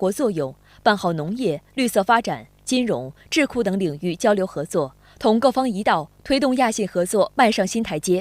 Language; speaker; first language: Chinese; native; Chinese